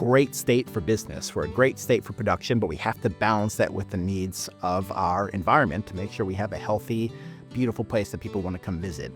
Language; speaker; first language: English; native; English